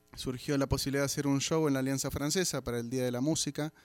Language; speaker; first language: Spanish; native; Spanish